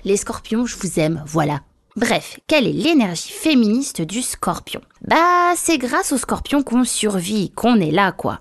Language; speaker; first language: French; native; French